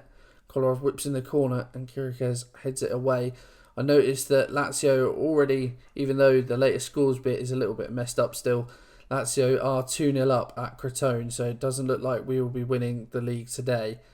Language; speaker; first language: English; native; English